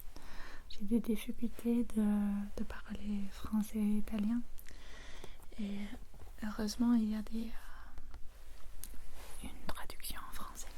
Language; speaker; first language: French; non-native, fluent; English